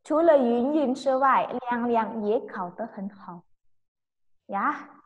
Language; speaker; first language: Chinese; non-native, fluent; Indonesian